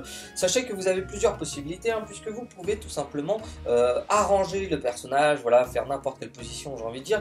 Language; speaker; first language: French; native; French